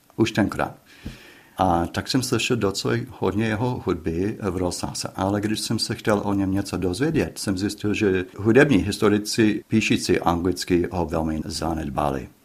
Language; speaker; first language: Czech; non-native, fluent; English